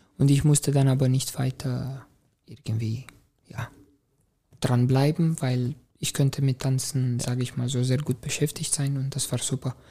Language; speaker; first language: German; non-native, fluent; Romanian